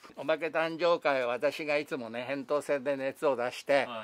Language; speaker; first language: Japanese; native; Japanese